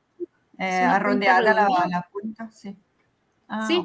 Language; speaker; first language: Spanish; non-native, fluent; Italian